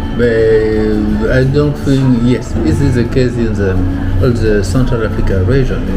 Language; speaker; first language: English; non-native, fluent; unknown